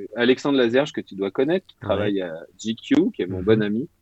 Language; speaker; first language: French; native; French